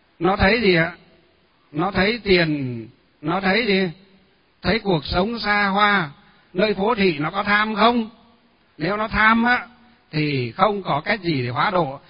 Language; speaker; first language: Vietnamese; non-native, local second language; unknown